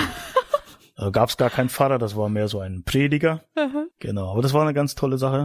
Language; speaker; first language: German; native; German